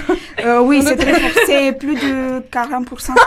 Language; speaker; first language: French; non-native, learner; Romanian